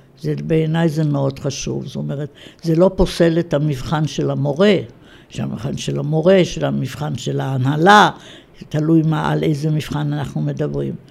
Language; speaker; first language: Hebrew; native; Hebrew